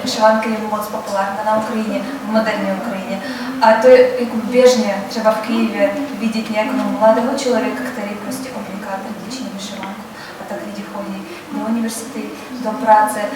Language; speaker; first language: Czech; non-native, fluent; Ukrainian